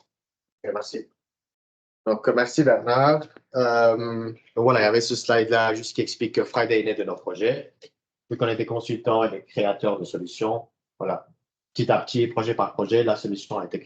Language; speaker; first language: French; native; French